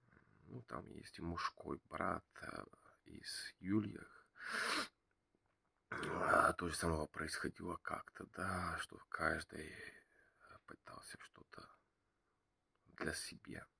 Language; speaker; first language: Russian; non-native, learner; Bulgarian